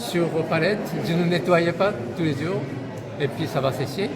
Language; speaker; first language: French; non-native, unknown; Japanese